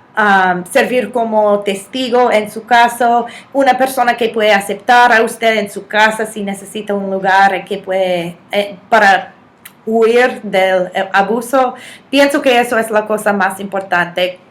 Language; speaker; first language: Spanish; non-native, fluent; English